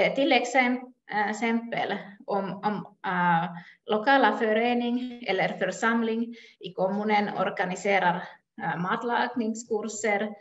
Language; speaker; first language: Swedish; non-native, local second language; Finnish